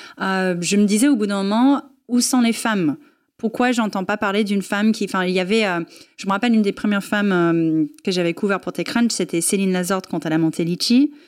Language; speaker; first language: French; non-native, fluent; English